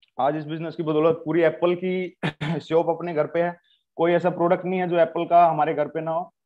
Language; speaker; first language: Hindi; native; Hindi